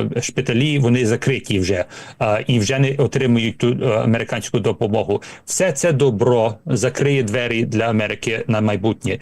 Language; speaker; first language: Ukrainian; early bilingual, heritage; Ukrainian